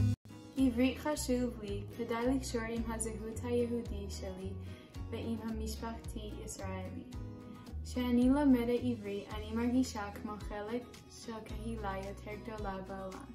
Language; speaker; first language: Hebrew; non-native, learner; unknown